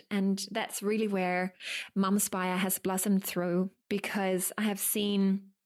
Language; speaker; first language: English; non-native, fluent; Danish